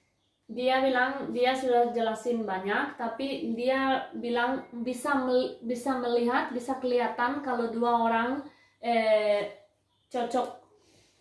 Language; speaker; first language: Indonesian; non-native, fluent; Spanish